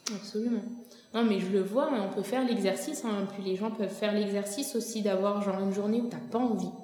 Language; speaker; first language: French; native; French